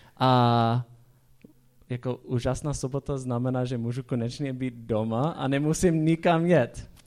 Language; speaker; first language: Czech; non-native, fluent; English